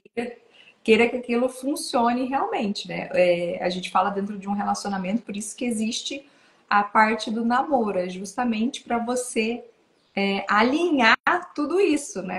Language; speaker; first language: Portuguese; native; Portuguese